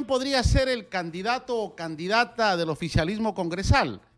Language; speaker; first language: Spanish; native; Spanish